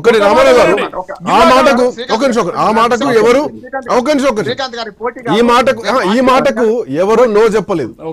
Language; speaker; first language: Telugu; native; Telugu